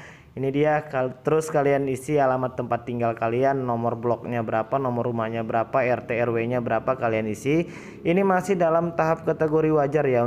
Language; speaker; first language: Indonesian; native; Indonesian